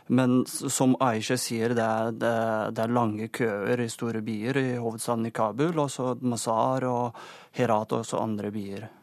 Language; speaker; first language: Norwegian; non-native, fluent; Persian